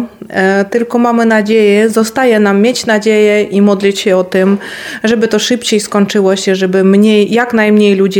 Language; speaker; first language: Polish; non-native, fluent; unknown